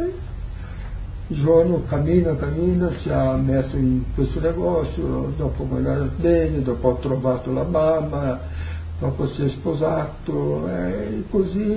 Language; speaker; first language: Italian; early bilingual, heritage; Portuguese